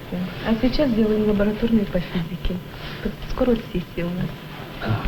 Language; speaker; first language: Russian; native; Russian